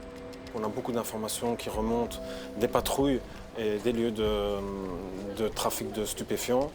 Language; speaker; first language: French; native; French